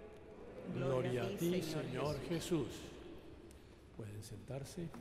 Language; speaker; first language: Spanish; native; Spanish